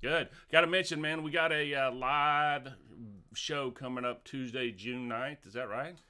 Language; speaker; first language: English; native; English